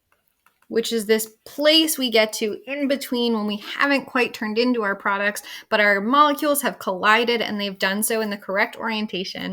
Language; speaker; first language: English; native; English